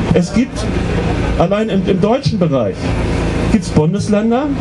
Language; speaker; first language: German; native; German